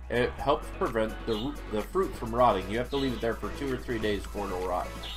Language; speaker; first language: English; native; English